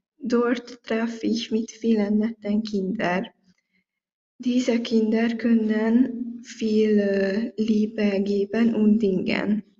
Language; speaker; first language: German; non-native, learner; Hungarian